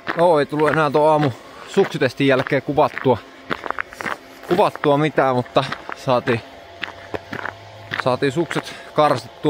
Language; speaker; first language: Finnish; native; Finnish